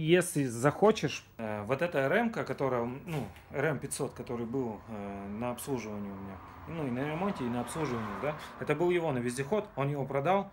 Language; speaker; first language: Russian; native; Russian